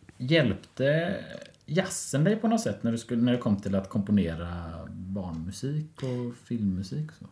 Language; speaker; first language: Swedish; native; Swedish